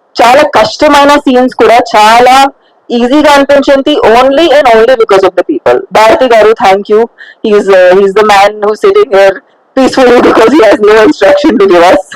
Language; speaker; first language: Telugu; non-native, fluent; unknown